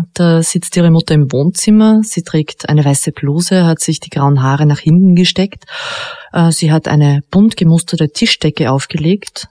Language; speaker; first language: German; native; German